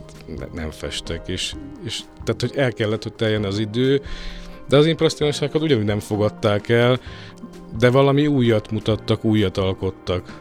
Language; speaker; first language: Hungarian; native; Hungarian